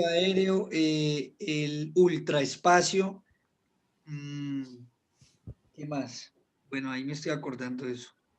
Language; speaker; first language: Spanish; native; Spanish